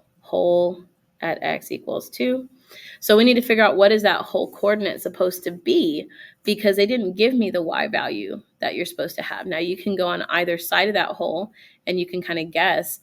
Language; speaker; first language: English; native; English